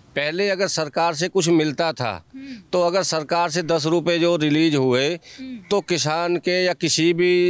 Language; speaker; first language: Hindi; native; Hindi